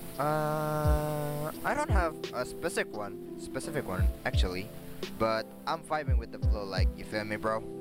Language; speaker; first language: English; non-native, learner; Indonesian